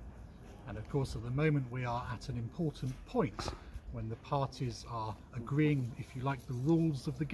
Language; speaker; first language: English; native; English